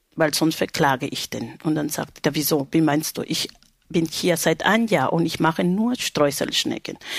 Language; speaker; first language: German; non-native, fluent; Spanish